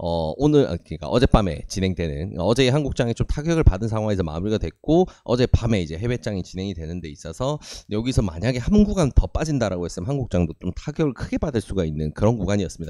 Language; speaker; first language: Korean; native; Korean